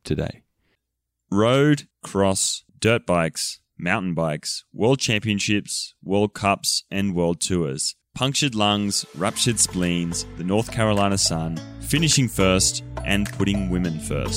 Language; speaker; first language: English; native; English